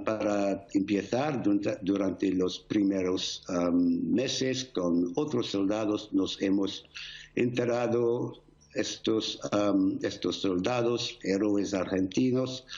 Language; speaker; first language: Spanish; non-native, fluent; English